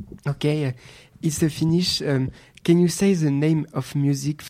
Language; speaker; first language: English; non-native, learner; French